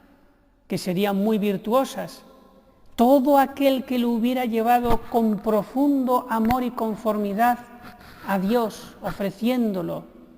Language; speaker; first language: Spanish; native; Spanish